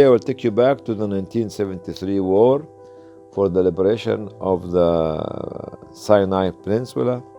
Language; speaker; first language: English; non-native, fluent; Arabic